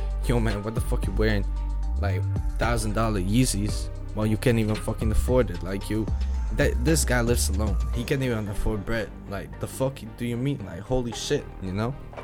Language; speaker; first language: English; non-native, fluent; Dutch